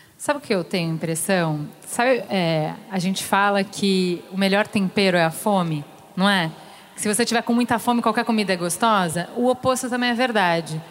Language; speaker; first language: Portuguese; native; Portuguese